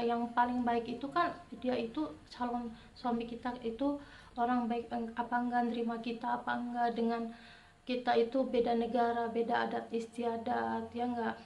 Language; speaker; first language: Indonesian; non-native, local second language; Javanese